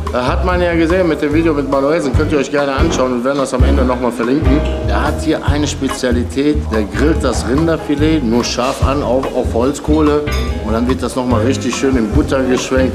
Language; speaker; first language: German; native; German